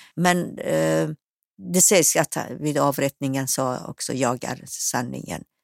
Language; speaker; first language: Swedish; non-native, fluent; Persian